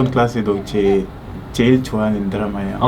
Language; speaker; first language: Korean; non-native, learner; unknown